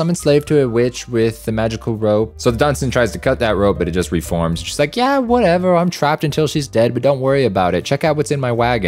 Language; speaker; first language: English; native; English